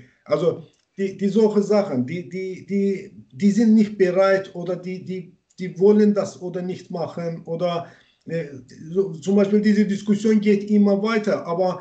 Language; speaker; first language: German; non-native, learner; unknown